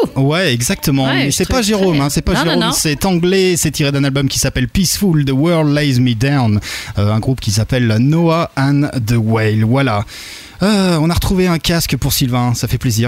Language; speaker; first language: French; native; French